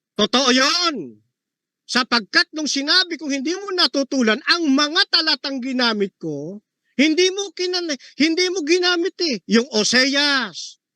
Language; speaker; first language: Filipino; native; Filipino